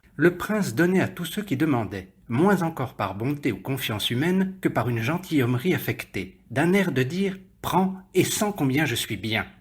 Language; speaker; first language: French; native; French